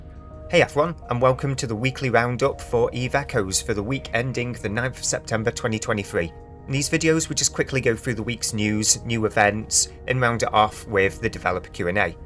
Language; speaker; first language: English; native; English